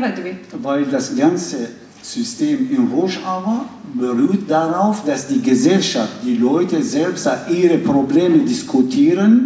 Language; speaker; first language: German; non-native, fluent; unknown